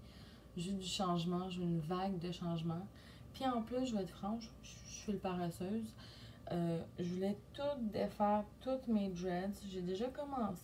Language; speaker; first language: French; native; French